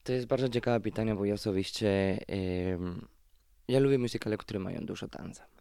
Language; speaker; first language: Polish; non-native, fluent; Spanish